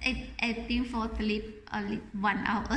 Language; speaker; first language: English; non-native, learner; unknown